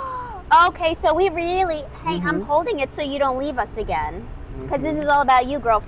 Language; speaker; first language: English; native; English